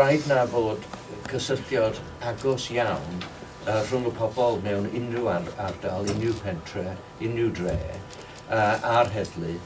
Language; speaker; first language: Welsh; non-native, local second language; English